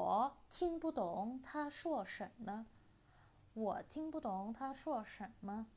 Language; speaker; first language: Chinese; non-native, fluent; Indonesian